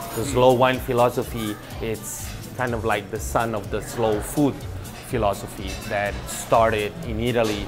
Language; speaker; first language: English; non-native, fluent; Italian